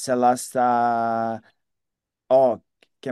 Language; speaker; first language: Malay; non-native, learner; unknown